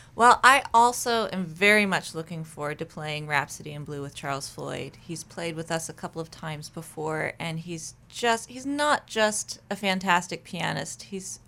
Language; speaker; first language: English; native; English